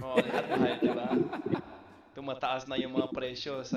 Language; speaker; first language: Filipino; non-native, fluent; English